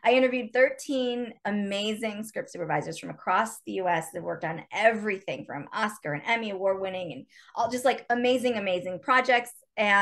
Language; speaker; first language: English; native; English